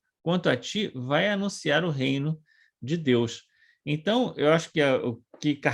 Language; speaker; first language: Portuguese; native; Portuguese